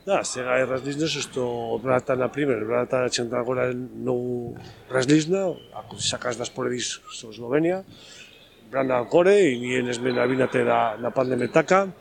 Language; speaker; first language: Macedonian; non-native, learner; Spanish